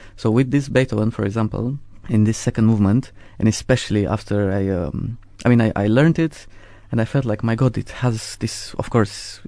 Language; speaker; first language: English; non-native, fluent; Romanian